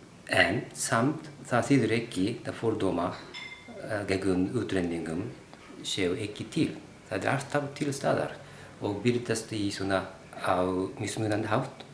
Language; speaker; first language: Icelandic; non-native, fluent; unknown